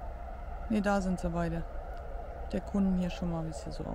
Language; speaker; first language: German; native; German